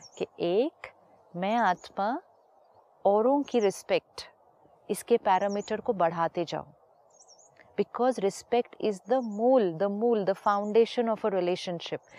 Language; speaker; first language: Hindi; native; Hindi